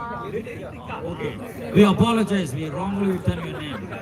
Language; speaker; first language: English; non-native, local second language; Tamil